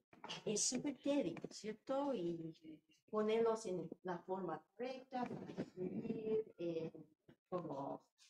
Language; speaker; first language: Spanish; non-native, fluent; English